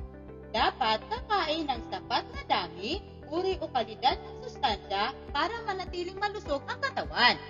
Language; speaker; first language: Filipino; native; Filipino